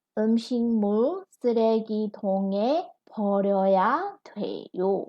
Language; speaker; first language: Korean; non-native, fluent; Burmese